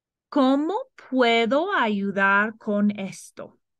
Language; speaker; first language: Spanish; non-native, fluent; English